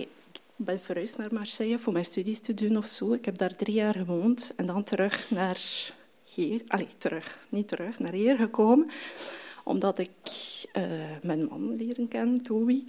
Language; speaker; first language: Dutch; non-native, fluent; French